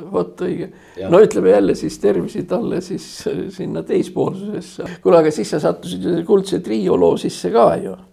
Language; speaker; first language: Estonian; native; Estonian